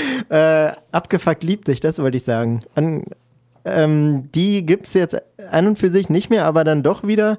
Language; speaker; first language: German; native; German